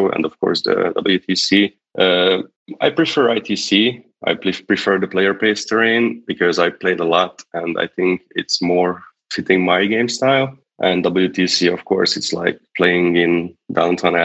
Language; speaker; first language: English; non-native, fluent; Hungarian